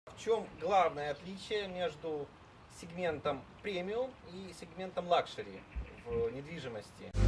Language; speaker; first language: Russian; native; Russian